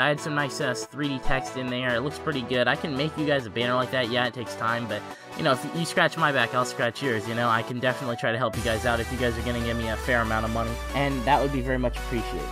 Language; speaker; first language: English; native; English